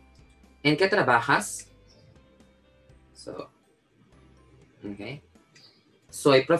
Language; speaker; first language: Spanish; non-native, fluent; Filipino